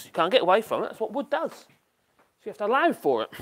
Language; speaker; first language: English; native; English